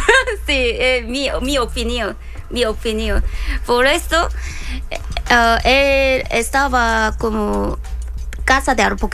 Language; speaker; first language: Spanish; non-native, learner; Korean